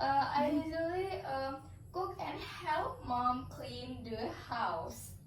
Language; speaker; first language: English; non-native, learner; Indonesian